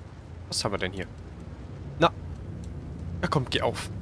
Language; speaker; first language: German; native; German